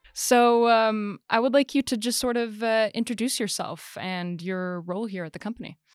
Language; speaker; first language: English; native; English